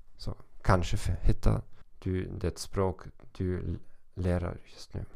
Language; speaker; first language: Swedish; non-native, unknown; German